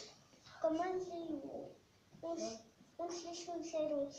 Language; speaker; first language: Catalan; non-native, local second language; Spanish